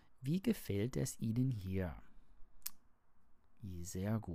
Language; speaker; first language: German; non-native, learner; English